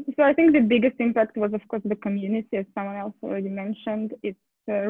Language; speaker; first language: English; non-native, fluent; Russian